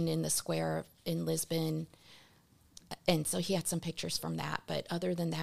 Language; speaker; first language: English; early bilingual, other home language; Portuguese